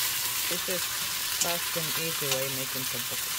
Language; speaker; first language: English; non-native, local second language; Bulgarian